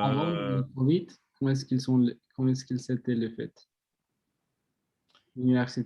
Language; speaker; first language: French; non-native, learner; Spanish